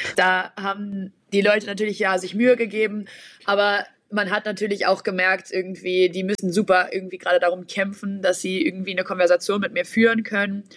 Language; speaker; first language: German; native; German